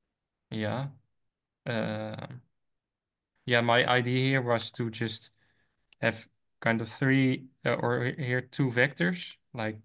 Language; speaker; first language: English; non-native, fluent; Dutch